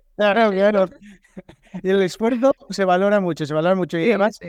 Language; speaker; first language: Spanish; native; Spanish